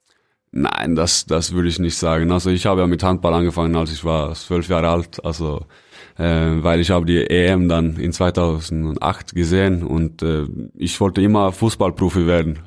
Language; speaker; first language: German; non-native, fluent; Norwegian